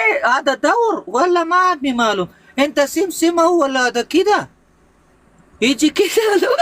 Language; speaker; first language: Arabic; non-native, learner; Pashto